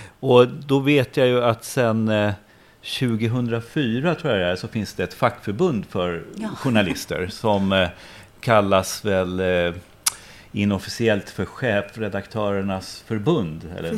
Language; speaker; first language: Swedish; native; Swedish